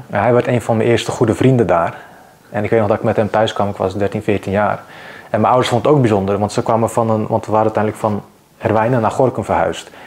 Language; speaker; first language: Dutch; early bilingual, other home language; Bosnian